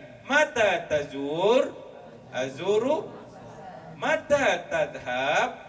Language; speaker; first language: Arabic; non-native, fluent; Malay